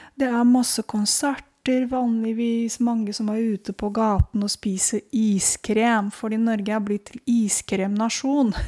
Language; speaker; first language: Norwegian; non-native, fluent; Romanian